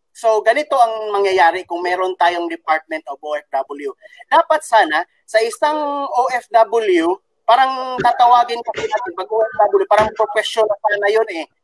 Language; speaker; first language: Filipino; non-native, local second language; Cebuano